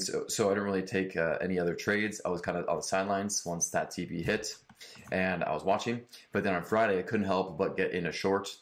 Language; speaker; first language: English; native; English